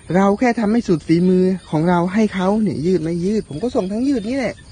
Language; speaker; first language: Thai; native; Thai